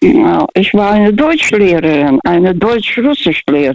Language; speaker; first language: German; early bilingual, heritage; Russian